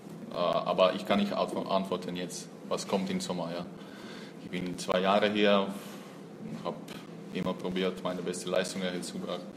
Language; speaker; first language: German; non-native, fluent; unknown